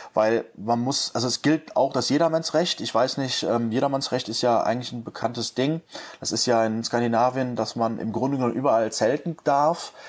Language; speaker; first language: German; native; German